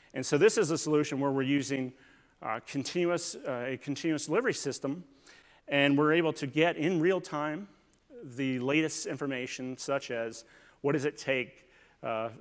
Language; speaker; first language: English; native; English